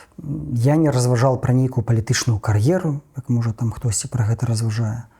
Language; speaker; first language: Belarusian; non-native, local second language; Russian